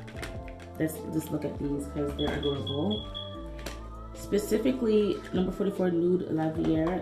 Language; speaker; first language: English; native; English